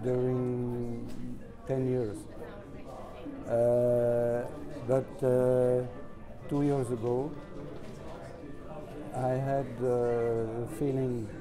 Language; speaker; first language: English; non-native, learner; French